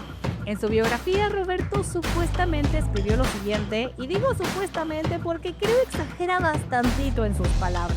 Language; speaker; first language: Spanish; native; Spanish